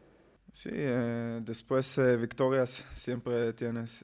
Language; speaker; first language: Spanish; non-native, learner; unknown